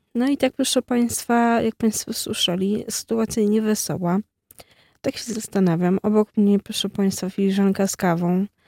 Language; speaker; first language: Polish; native; Polish